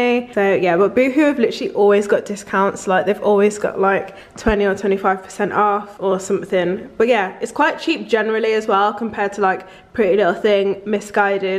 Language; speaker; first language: English; native; English